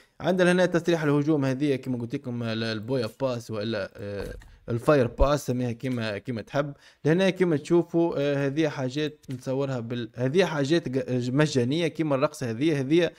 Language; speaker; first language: Arabic; native; Arabic